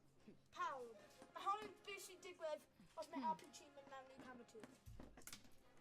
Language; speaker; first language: Welsh; non-native, local second language; English